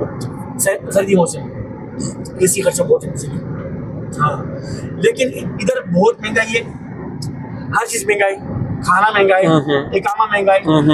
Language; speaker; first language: Hindi; non-native, learner; Baluchi